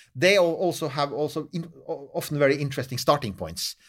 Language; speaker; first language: English; non-native, fluent; French